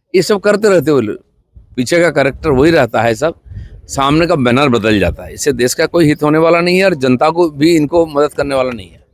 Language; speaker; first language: Hindi; non-native, local second language; Bangla